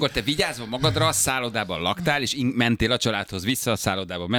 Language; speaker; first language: Hungarian; native; Hungarian